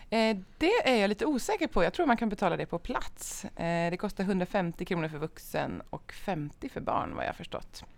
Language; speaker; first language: Swedish; native; Swedish